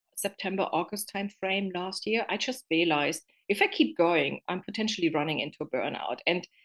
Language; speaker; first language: English; non-native, fluent; German